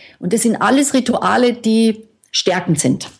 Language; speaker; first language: German; native; German